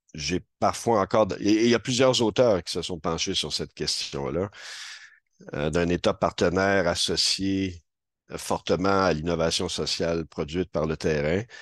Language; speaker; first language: French; native; French